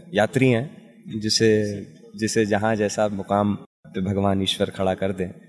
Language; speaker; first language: Hindi; native; Hindi